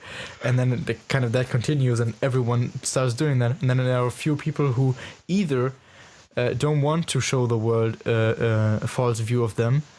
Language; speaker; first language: English; non-native, fluent; German